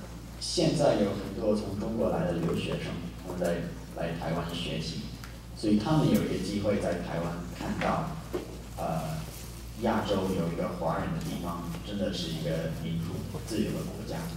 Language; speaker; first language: Chinese; non-native, fluent; English